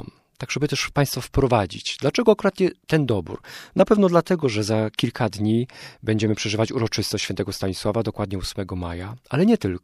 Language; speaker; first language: Polish; native; Polish